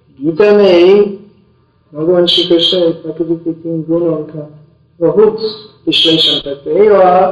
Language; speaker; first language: Hindi; non-native, fluent; English